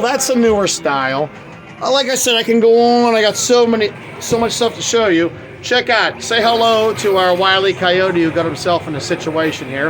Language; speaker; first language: English; native; English